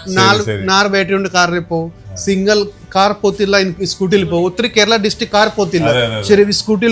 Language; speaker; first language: Malayalam; non-native, learner; Hindi